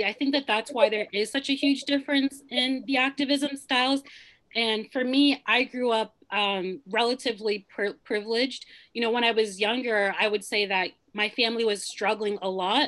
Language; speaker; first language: English; early bilingual, other home language; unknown